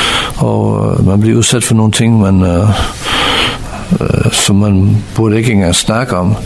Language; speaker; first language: Danish; non-native, fluent; English